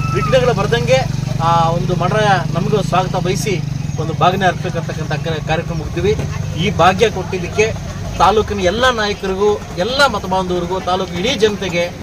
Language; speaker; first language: Kannada; native; Kannada